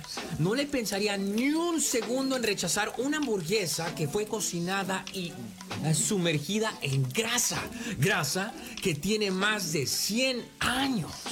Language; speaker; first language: Spanish; native; Spanish